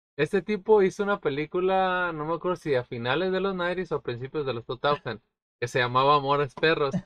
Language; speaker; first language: Spanish; native; Spanish